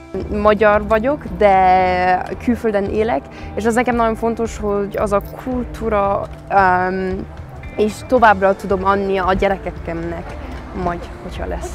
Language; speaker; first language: Hungarian; early bilingual, heritage; Hungarian